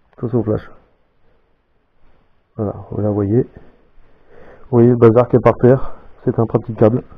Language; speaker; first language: French; native; French